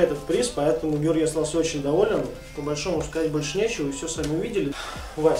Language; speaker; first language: Russian; native; Russian